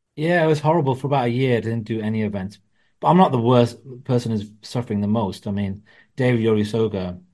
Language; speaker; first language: English; early bilingual, other home language; Punjabi